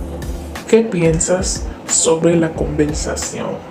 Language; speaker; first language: Spanish; non-native, learner; Haitian Creole